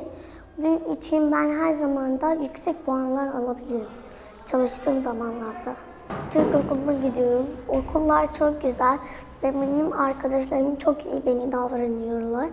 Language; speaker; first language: Turkish; non-native, learner; Arabic